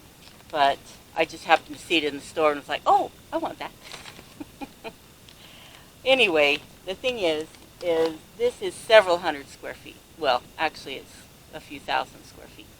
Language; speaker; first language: English; native; English